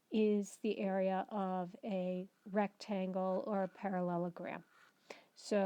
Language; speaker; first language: English; native; English